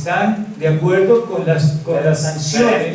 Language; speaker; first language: Spanish; native; Spanish